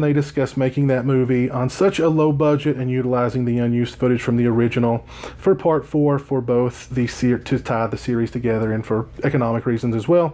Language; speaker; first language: English; native; English